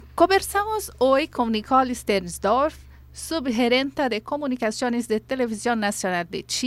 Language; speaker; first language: Spanish; non-native, fluent; Portuguese